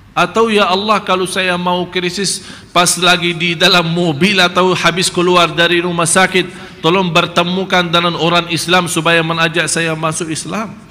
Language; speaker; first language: Malay; non-native, fluent; Arabic